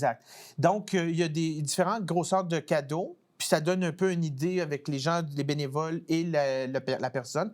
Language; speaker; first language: French; native; French